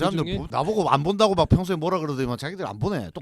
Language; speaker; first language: Korean; native; Korean